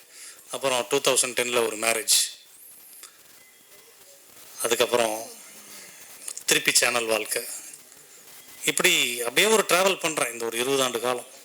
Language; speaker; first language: Tamil; native; Tamil